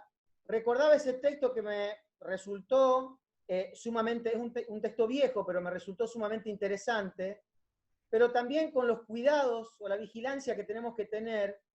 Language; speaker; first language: Spanish; native; Spanish